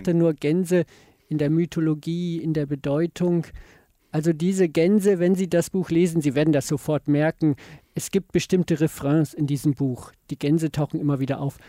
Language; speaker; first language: German; native; German